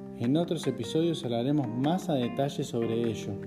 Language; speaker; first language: Spanish; native; Spanish